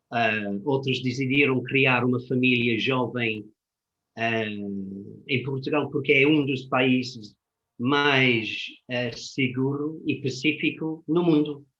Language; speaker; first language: Portuguese; non-native, fluent; English